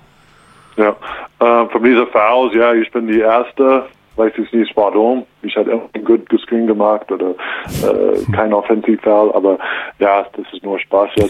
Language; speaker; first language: German; non-native, learner; English